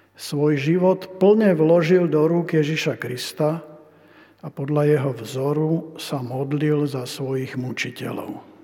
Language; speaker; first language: Slovak; native; Slovak